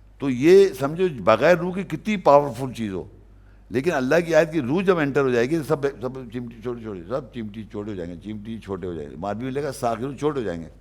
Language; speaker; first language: Urdu; native; Urdu